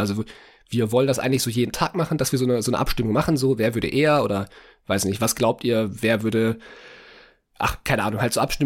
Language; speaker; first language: German; native; German